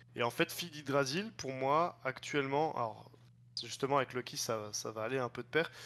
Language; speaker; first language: French; native; French